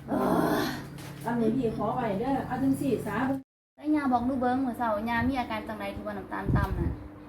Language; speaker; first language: Thai; native; Thai